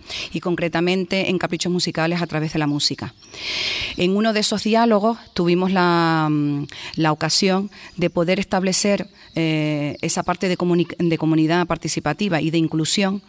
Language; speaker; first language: Spanish; native; Spanish